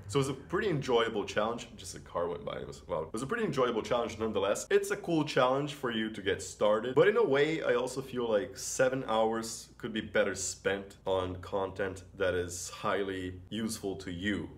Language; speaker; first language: English; non-native, fluent; Portuguese